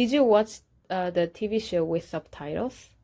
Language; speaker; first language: English; non-native, learner; Korean